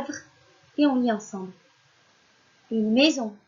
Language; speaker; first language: French; non-native, local second language; Arabic